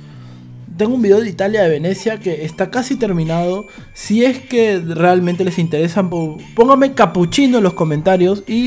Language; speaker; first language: Spanish; native; Spanish